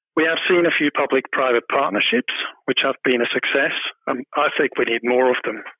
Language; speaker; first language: English; non-native, fluent; German